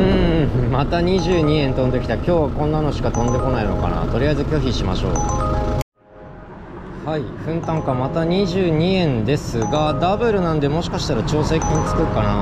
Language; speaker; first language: Japanese; native; Japanese